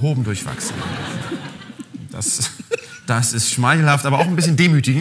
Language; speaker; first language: German; native; German